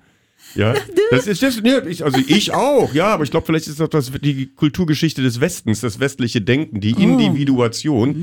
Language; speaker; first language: German; native; German